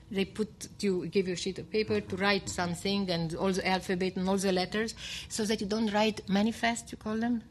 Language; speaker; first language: English; non-native, fluent; Romanian